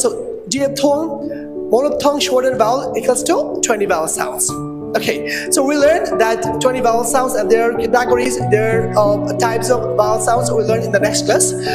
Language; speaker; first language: English; non-native, local second language; Bangla